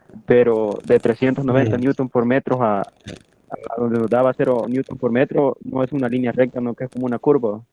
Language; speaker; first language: Spanish; native; Spanish